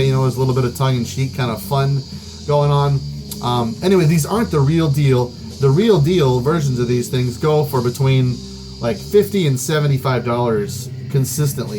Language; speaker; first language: English; native; English